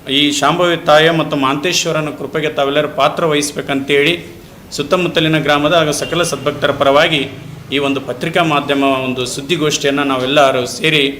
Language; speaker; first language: Kannada; native; Kannada